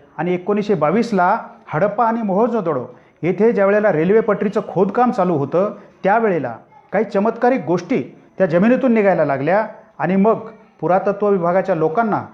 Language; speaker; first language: Marathi; non-native, local second language; Lambadi